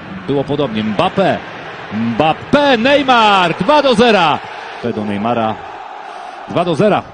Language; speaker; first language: Polish; native; Polish